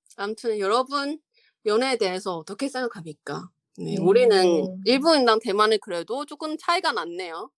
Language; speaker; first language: Korean; non-native, learner; Chinese